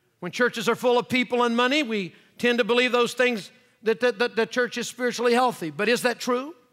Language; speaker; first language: English; native; English